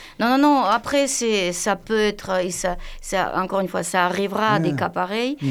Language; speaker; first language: French; non-native, fluent; Russian